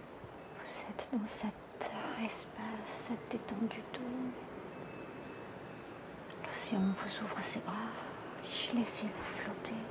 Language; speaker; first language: French; native; French